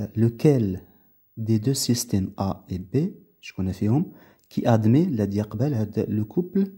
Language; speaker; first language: French; non-native, local second language; Arabic